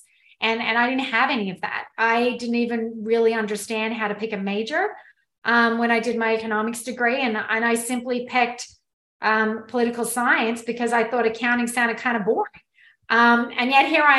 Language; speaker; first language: English; native; English